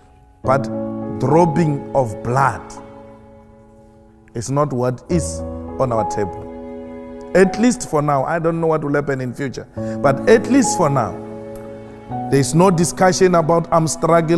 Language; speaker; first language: English; non-native, local second language; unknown